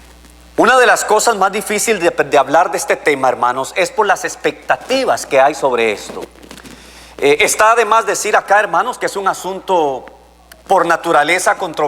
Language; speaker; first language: Spanish; native; Spanish